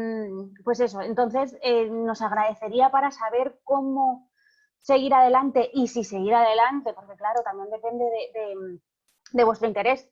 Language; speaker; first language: Spanish; native; Spanish